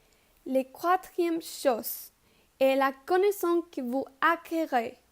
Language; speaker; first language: French; non-native, learner; Spanish